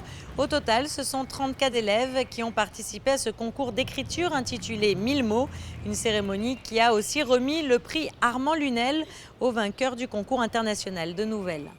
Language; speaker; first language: French; native; French